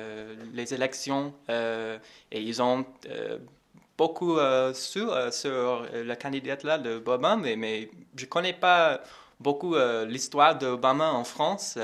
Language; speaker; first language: French; non-native, fluent; English